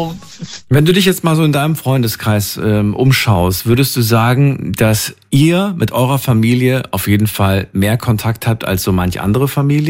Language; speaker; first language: German; native; German